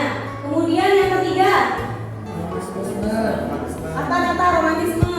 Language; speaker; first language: Indonesian; native; Indonesian